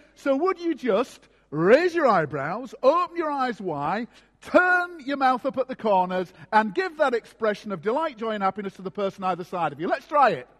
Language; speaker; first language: English; native; English